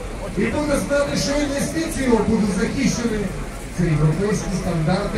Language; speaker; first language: Ukrainian; non-native, local second language; Russian